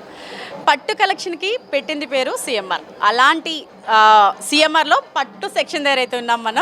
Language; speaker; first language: Telugu; native; Telugu